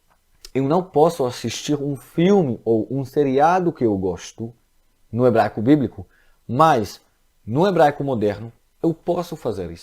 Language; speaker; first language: Portuguese; non-native, fluent; Hebrew